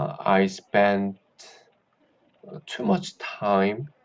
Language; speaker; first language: English; non-native, learner; Korean